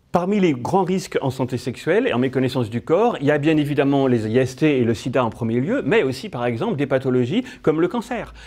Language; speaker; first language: French; native; French